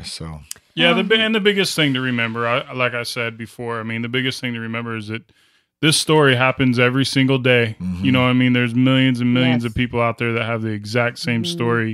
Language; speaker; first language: English; native; English